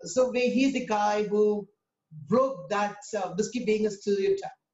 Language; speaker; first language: English; non-native, local second language; Tamil